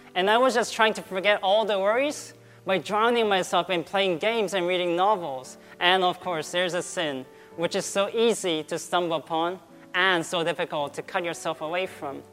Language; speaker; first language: English; early bilingual, other home language; Korean